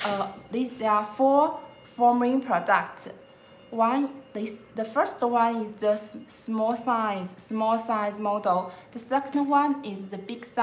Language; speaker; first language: English; non-native, learner; Chinese